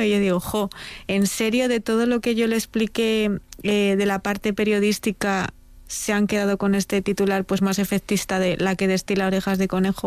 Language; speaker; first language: Spanish; native; Spanish